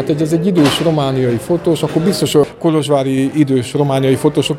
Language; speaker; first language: Hungarian; native; Hungarian